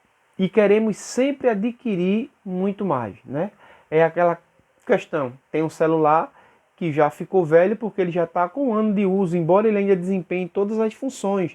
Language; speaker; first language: Portuguese; native; Portuguese